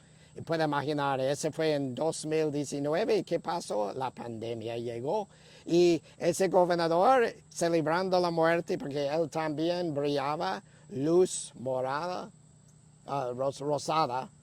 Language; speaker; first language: Spanish; non-native, fluent; English